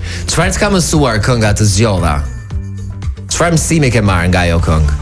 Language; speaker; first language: Albanian; native; Albanian